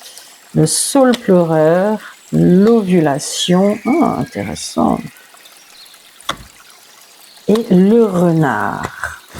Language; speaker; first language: French; native; French